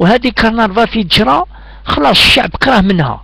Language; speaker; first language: Arabic; native; Arabic